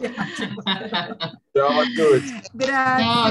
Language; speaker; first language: Italian; non-native, learner; Portuguese